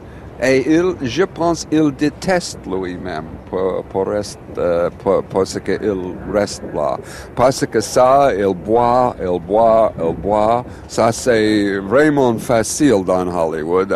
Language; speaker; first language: French; non-native, learner; English